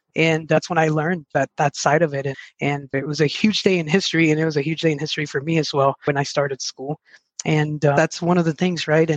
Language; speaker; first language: English; early bilingual, other home language; Spanish